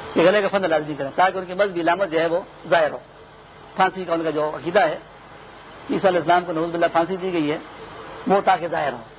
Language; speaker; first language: Urdu; non-native, local second language; Pashto